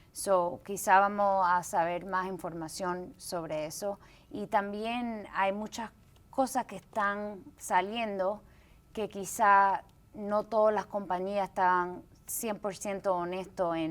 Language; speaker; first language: Spanish; early bilingual, heritage; Spanish